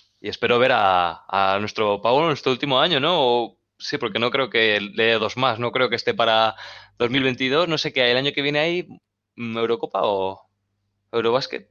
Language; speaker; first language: Spanish; native; Spanish